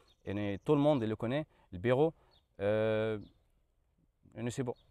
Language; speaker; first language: French; non-native, learner; Arabic